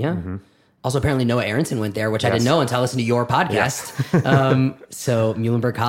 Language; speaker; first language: English; native; English